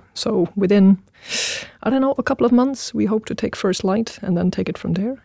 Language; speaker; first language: English; non-native, fluent; Dutch